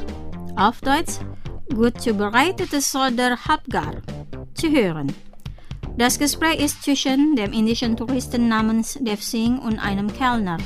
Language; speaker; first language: German; non-native, fluent; Indonesian